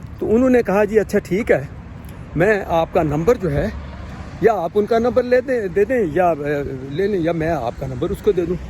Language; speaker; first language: Urdu; native; Urdu